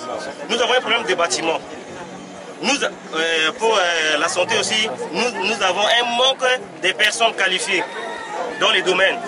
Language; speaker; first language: French; non-native, local second language; Sango